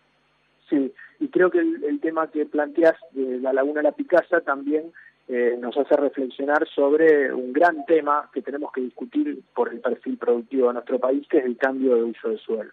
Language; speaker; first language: Spanish; native; Spanish